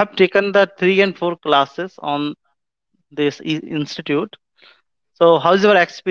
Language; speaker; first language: English; non-native, local second language; Hindi